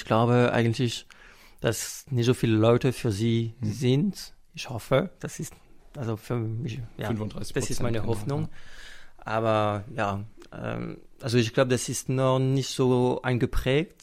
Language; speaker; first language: German; non-native, fluent; French